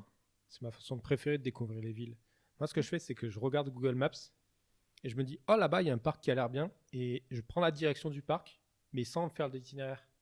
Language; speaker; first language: French; native; French